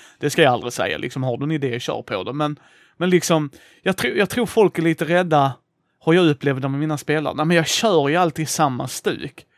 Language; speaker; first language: Swedish; native; Swedish